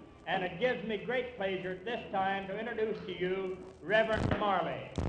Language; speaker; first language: English; native; English